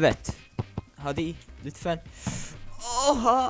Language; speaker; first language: Turkish; non-native, learner; English